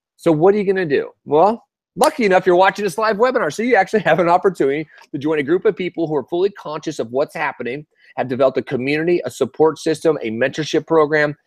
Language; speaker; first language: English; native; English